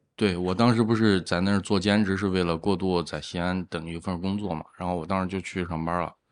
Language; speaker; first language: Chinese; native; Chinese